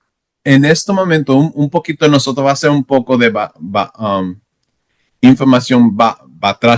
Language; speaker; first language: Spanish; non-native, learner; English